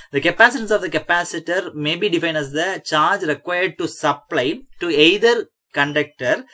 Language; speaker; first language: English; non-native, local second language; Tamil